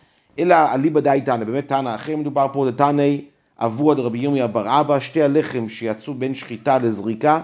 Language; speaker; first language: Hebrew; native; Hebrew